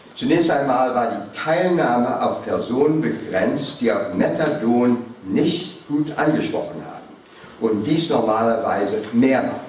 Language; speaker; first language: German; non-native, fluent; English